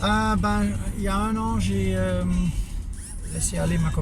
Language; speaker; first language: French; non-native, fluent; German